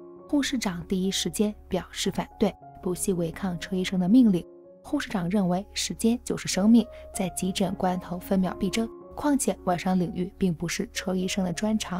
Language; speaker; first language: Chinese; native; Chinese